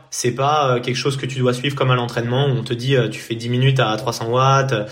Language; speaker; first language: French; native; French